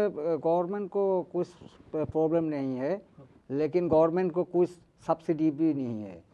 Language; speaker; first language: Hindi; non-native, learner; Bangla